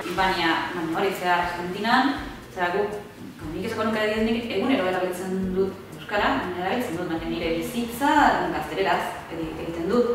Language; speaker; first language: Basque; non-native, fluent; Spanish